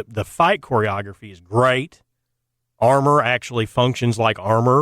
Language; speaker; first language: English; native; English